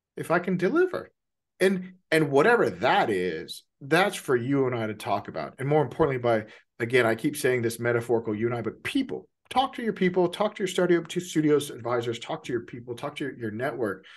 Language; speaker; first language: English; native; English